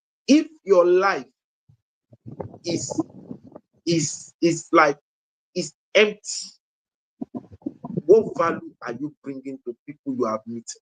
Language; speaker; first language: English; non-native, local second language; Yoruba